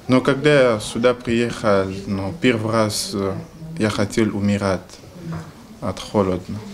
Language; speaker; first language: Russian; non-native, learner; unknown